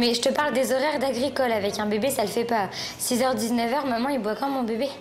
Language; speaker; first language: French; native; French